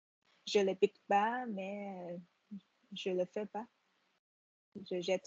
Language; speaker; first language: French; non-native, fluent; Vietnamese